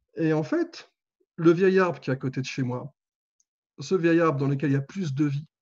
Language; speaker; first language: French; native; French